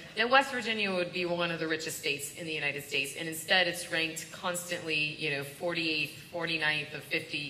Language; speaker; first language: English; native; English